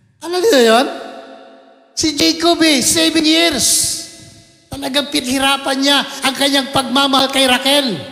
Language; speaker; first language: Filipino; non-native, local second language; Cebuano